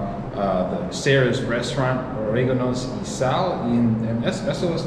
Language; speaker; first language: Spanish; non-native, learner; English